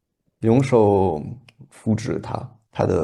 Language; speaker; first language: Chinese; non-native, learner; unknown